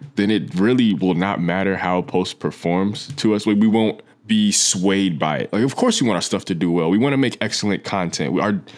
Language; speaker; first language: English; native; English